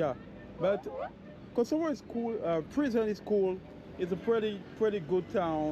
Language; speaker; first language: English; non-native, learner; French